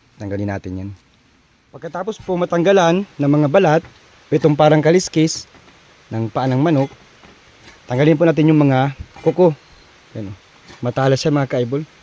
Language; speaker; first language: Filipino; non-native, local second language; Bikol